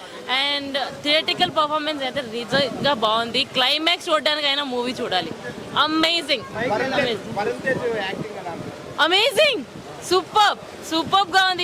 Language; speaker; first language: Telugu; non-native, local second language; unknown